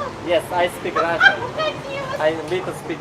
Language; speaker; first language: English; non-native, learner; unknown